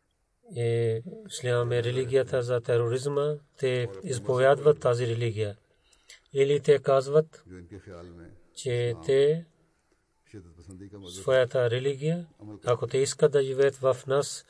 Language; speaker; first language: Bulgarian; non-native, learner; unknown